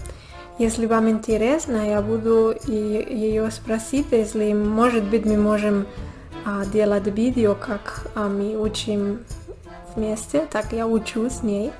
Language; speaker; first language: Russian; non-native, learner; Spanish